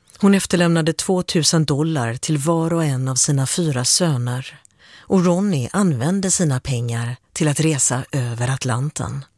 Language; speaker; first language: Swedish; native; Swedish